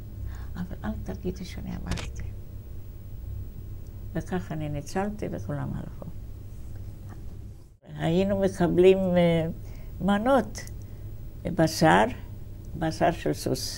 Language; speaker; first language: Hebrew; non-native, fluent; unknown